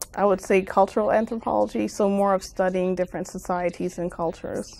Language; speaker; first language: English; native; English